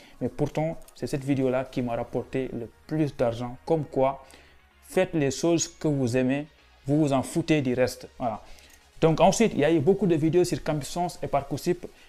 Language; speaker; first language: French; non-native, local second language; Wolof